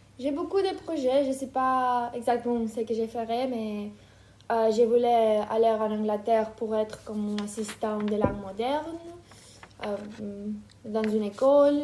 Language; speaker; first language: French; non-native, fluent; Ukrainian